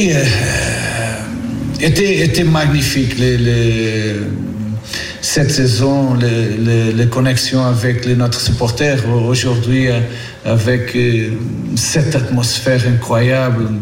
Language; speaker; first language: French; non-native, fluent; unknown